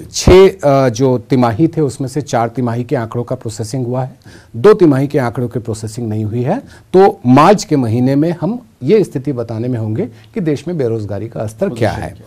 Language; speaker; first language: Hindi; native; Hindi